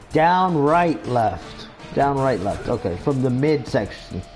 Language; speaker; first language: English; native; English